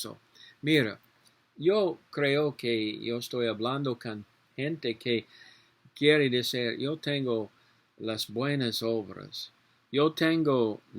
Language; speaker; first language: Spanish; non-native, learner; English